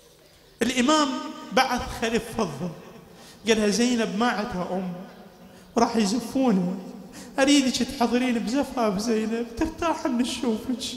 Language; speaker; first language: Arabic; native; Arabic